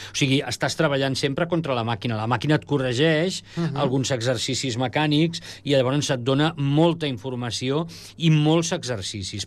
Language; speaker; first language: Catalan; native; Catalan